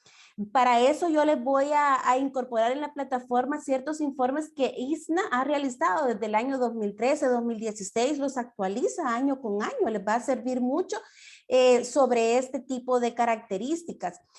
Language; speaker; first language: Spanish; native; Spanish